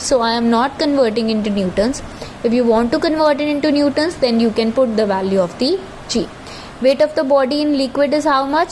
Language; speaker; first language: English; non-native, local second language; Hindi